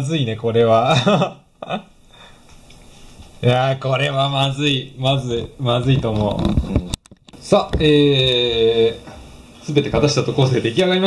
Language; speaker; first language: Japanese; native; Japanese